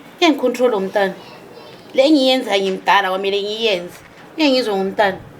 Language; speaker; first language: Zulu; native; Zulu